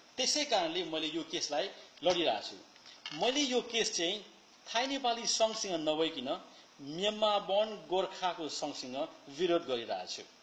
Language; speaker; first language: Nepali; early bilingual, heritage; Nepali